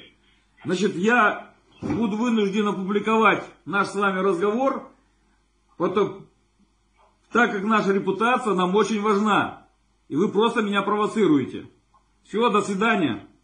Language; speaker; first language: Russian; native; Russian